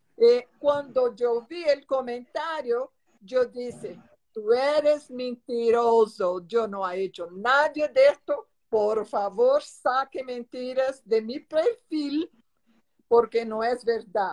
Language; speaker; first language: Spanish; non-native, learner; Portuguese